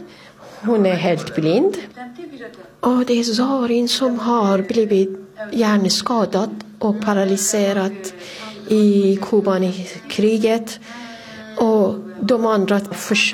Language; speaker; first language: Swedish; non-native, fluent; Persian